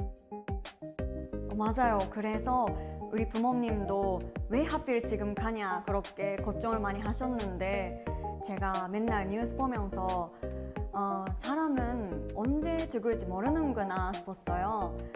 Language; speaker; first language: Korean; non-native, fluent; Japanese